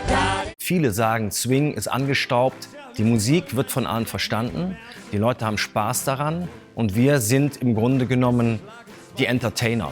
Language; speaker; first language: German; native; German